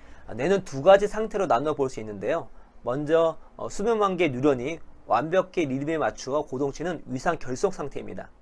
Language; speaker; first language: Korean; native; Korean